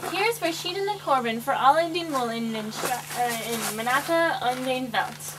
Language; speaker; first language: German; non-native, learner; English